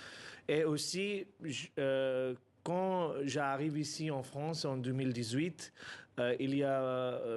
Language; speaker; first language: French; non-native, learner; Urdu